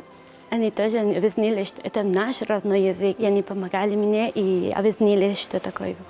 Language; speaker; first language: Russian; non-native, learner; Spanish